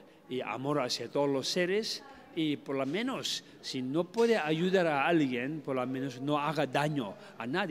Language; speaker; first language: Spanish; non-native, learner; Tibetan